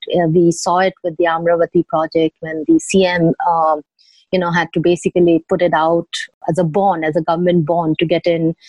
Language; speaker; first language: English; non-native, local second language; Odia